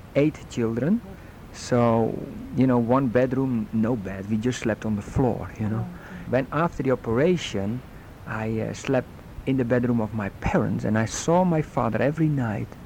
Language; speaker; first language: English; non-native, fluent; Dutch